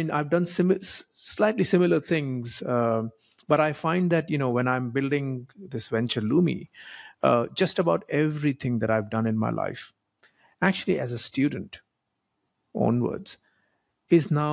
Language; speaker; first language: English; non-native, local second language; Hindi